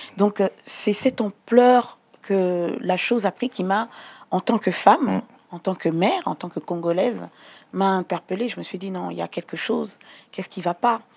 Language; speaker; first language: French; non-native, local second language; Lingala